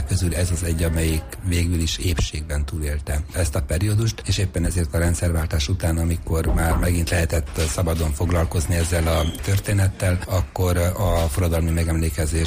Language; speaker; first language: Hungarian; native; Hungarian